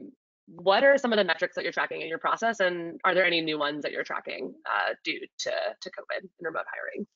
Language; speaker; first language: English; native; English